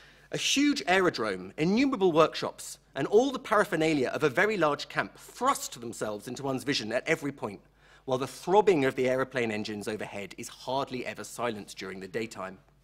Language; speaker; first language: English; native; English